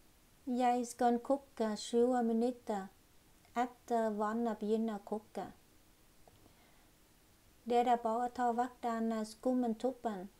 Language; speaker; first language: Norwegian; non-native, learner; Vietnamese